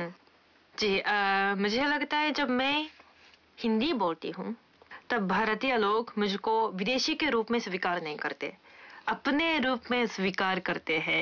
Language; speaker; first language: Hindi; non-native, fluent; Japanese